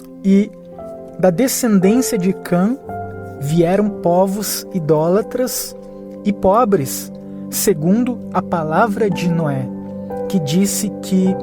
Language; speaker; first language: Portuguese; native; Portuguese